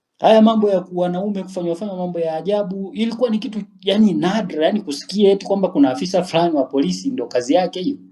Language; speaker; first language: Swahili; native; Swahili